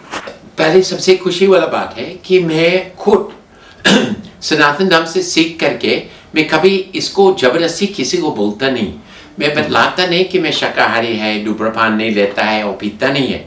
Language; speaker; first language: Hindi; non-native, fluent; English